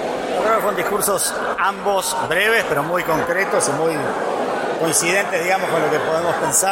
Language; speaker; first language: Spanish; native; Spanish